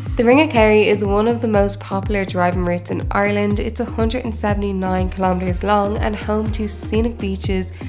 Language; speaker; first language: English; native; English